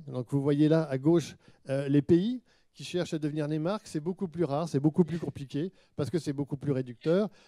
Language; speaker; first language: French; native; French